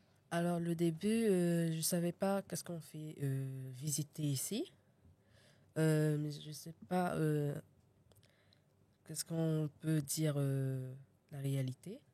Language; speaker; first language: French; non-native, learner; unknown